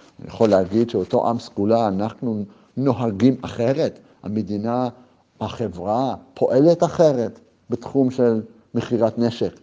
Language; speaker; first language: Hebrew; native; Hebrew